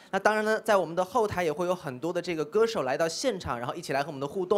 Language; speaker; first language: Chinese; native; Chinese